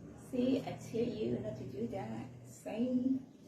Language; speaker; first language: English; non-native, learner; Thai